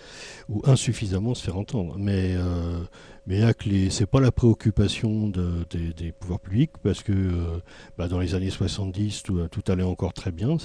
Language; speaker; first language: French; native; French